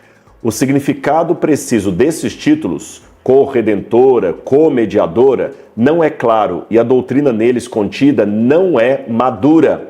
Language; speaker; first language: Portuguese; native; Portuguese